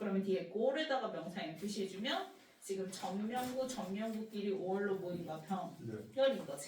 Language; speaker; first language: Korean; native; Korean